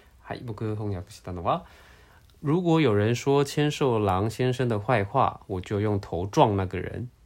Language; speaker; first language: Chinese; non-native, learner; Japanese